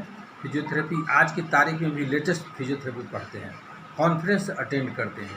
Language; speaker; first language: Hindi; native; Hindi